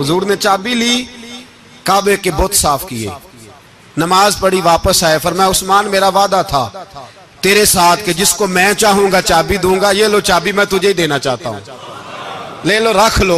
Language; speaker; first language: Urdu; non-native, local second language; Punjabi